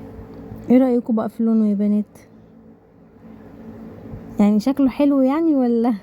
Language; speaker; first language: Arabic; native; Arabic